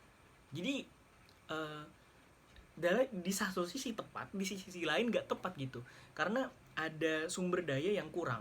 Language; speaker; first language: Indonesian; native; Indonesian